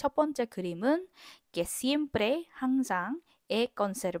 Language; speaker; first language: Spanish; non-native, fluent; Korean